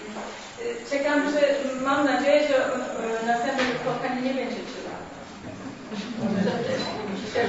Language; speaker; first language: Polish; non-native, learner; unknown